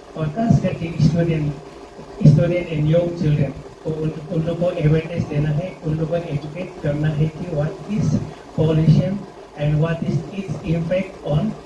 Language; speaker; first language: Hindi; non-native, local second language; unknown